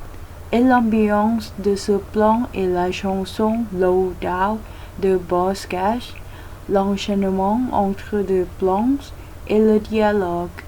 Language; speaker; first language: French; non-native, learner; Thai